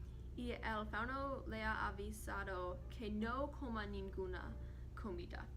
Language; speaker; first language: Spanish; non-native, learner; English